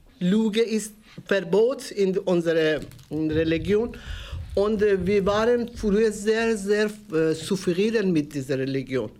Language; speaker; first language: German; non-native, learner; Persian